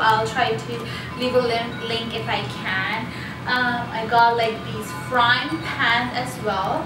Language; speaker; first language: English; non-native, local second language; Hindi